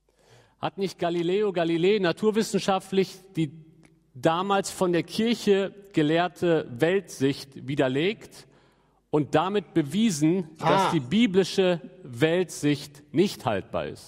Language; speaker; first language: German; native; German